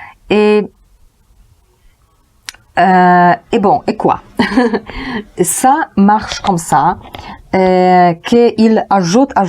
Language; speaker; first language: French; non-native, learner; Polish